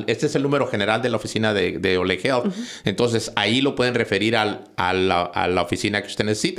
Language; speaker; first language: Spanish; native; Spanish